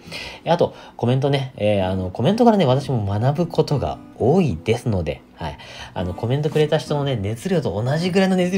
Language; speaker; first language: Japanese; native; Japanese